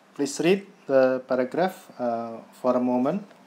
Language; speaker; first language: English; non-native, fluent; Indonesian